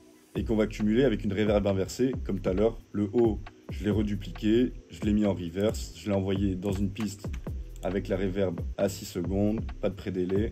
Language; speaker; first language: French; native; French